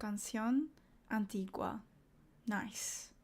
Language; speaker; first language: Spanish; non-native, learner; English